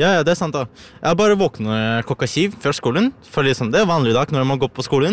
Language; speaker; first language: Norwegian; non-native, learner; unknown